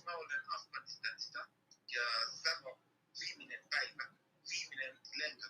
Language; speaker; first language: Finnish; non-native, learner; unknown